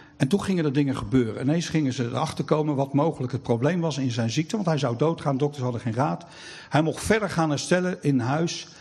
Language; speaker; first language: Dutch; native; Dutch